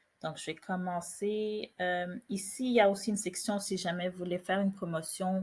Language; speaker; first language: French; native; French